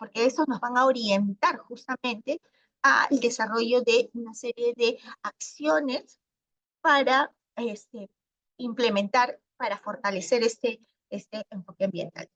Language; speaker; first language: Spanish; native; Spanish